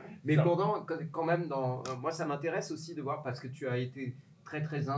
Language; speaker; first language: French; native; French